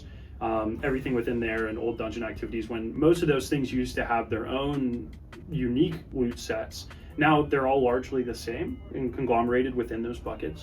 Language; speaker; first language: English; native; English